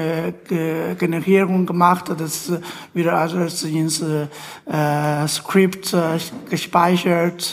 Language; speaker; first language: German; non-native, fluent; Chinese